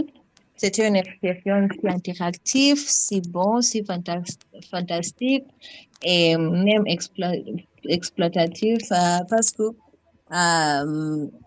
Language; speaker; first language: French; non-native, fluent; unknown